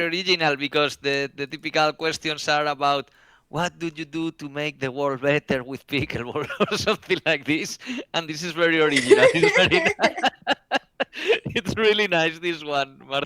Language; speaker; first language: English; non-native, learner; Spanish